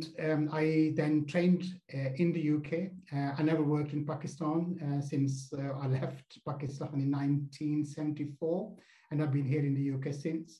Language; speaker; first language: English; non-native, local second language; Punjabi